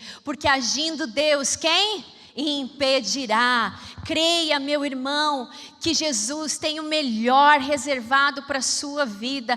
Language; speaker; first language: Portuguese; native; Portuguese